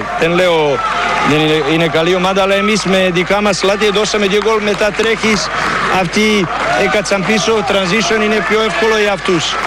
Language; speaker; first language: Greek; non-native, learner; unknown